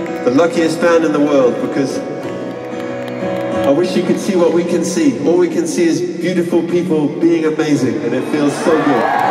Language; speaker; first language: English; native; English